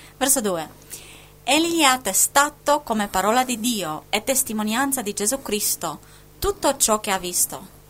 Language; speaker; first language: Italian; non-native, fluent; Spanish